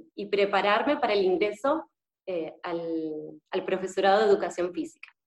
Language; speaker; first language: Spanish; native; Spanish